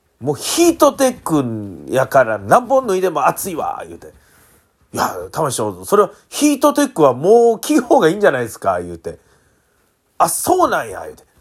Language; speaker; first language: Japanese; native; Japanese